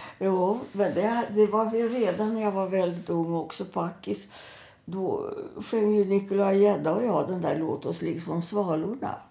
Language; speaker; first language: Swedish; native; Swedish